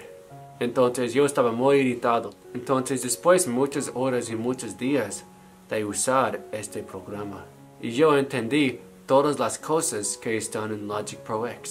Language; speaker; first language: Spanish; non-native, learner; English